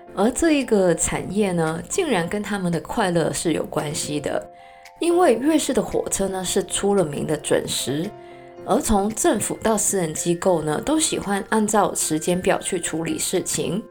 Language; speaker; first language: Chinese; non-native, local second language; Cantonese